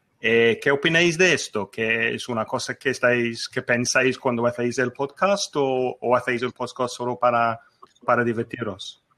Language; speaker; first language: Spanish; non-native, fluent; English